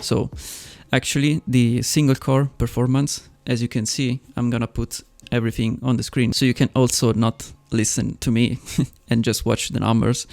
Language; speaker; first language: English; non-native, fluent; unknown